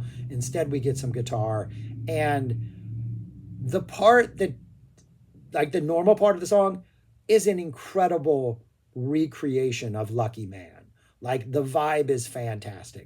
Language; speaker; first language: English; native; English